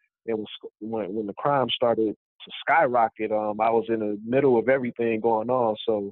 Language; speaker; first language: English; native; English